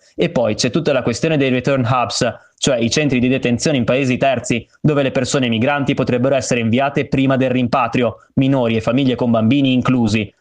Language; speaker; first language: Italian; native; Italian